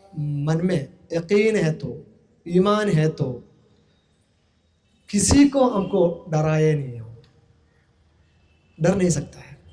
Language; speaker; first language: Hindi; non-native, local second language; Malayalam